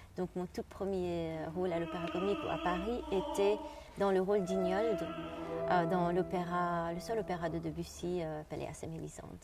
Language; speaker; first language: French; non-native, fluent; Arabic